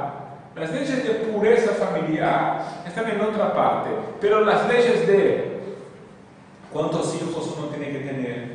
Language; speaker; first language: Spanish; non-native, fluent; Portuguese